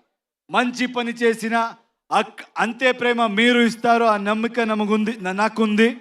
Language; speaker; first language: Telugu; non-native, learner; Kannada